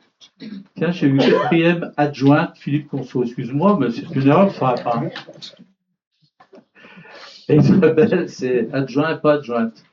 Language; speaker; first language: French; native; French